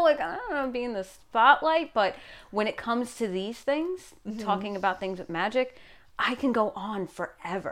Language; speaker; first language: English; native; English